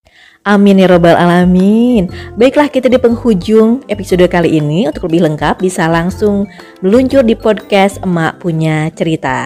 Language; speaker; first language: Indonesian; native; Indonesian